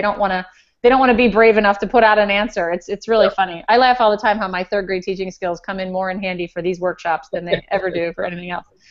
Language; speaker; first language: English; native; English